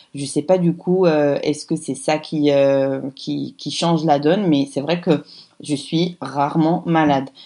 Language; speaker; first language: French; non-native, local second language; Arabic